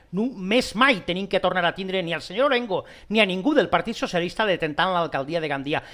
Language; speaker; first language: Catalan; non-native, local second language; Spanish